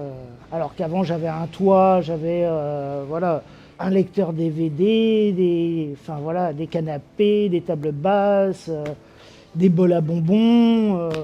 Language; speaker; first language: French; native; French